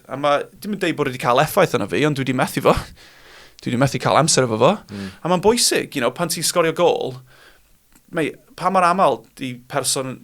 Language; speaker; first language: Welsh; non-native, local second language; English